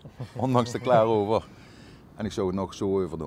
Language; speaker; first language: Dutch; native; Dutch